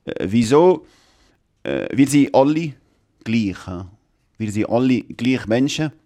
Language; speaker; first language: German; non-native, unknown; Arabic